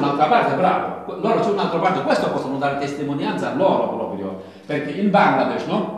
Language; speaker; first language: Italian; non-native, learner; Bangla